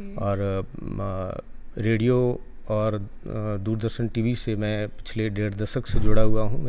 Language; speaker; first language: Hindi; non-native, local second language; Rajasthani